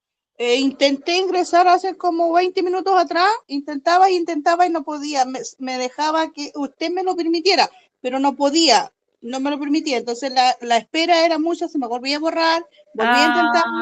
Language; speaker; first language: Spanish; native; Spanish